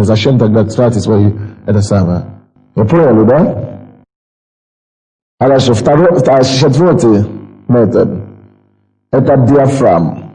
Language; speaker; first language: Russian; non-native, fluent; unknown